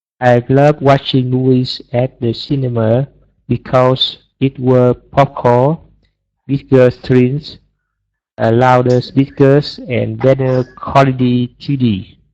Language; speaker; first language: English; non-native, learner; Vietnamese